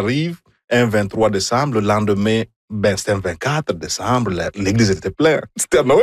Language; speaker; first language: French; non-native, fluent; Igbo